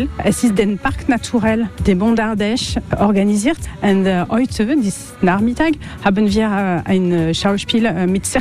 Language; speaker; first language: German; non-native, learner; French